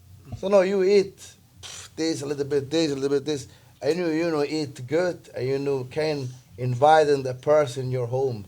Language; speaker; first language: English; non-native, learner; Italian